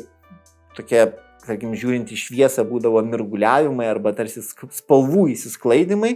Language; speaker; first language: Lithuanian; native; Lithuanian